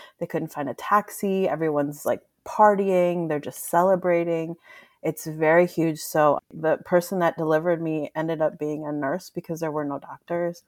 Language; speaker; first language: English; early bilingual, other home language; Spanish